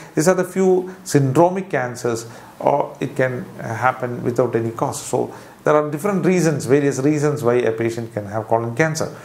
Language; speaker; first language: English; non-native, local second language; Malayalam